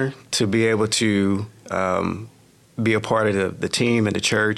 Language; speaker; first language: English; native; English